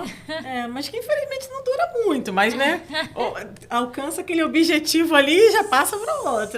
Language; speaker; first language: Portuguese; native; Portuguese